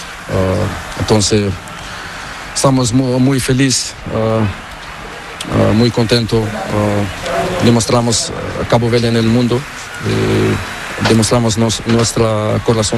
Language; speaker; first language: Spanish; non-native, learner; Portuguese